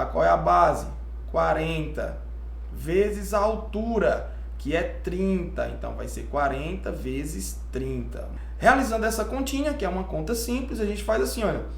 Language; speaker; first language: Portuguese; native; Portuguese